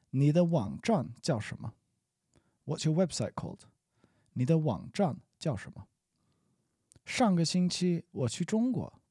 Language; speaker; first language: Chinese; non-native, learner; English